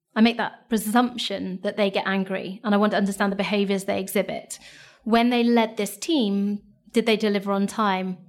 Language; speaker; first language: English; native; English